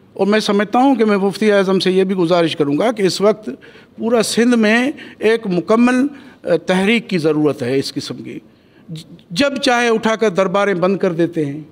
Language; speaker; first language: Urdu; non-native, local second language; Sindhi